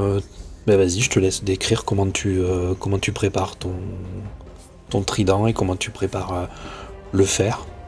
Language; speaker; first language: French; native; French